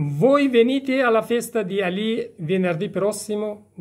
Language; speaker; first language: Italian; non-native, fluent; Persian